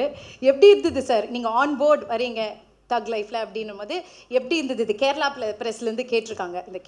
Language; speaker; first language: Tamil; native; Tamil